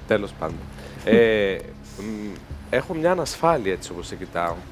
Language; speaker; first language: Greek; native; Greek